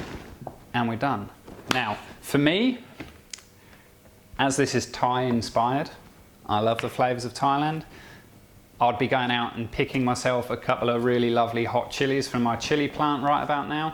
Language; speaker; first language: English; native; English